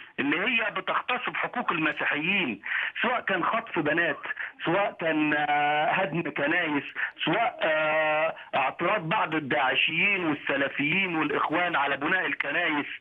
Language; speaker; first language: Arabic; native; Arabic